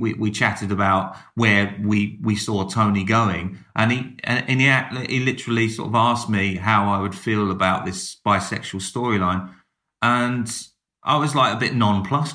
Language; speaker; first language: English; native; English